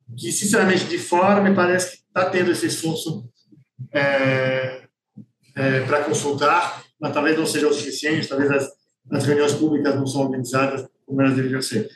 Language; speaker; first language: Portuguese; non-native, fluent; French